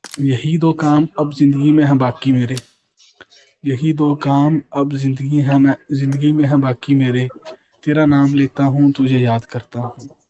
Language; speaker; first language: Urdu; non-native, local second language; Punjabi